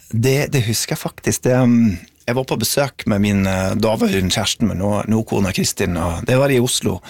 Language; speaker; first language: Norwegian; non-native, fluent; English